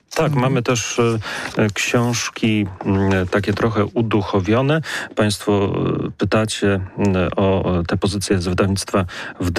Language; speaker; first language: Polish; native; Polish